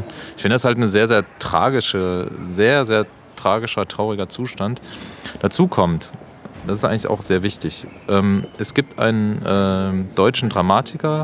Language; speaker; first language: German; native; German